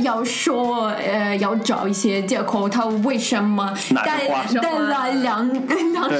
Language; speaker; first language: Chinese; non-native, fluent; Russian